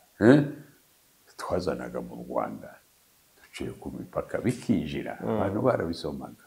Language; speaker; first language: Kinyarwanda; early bilingual, heritage; Kinyarwanda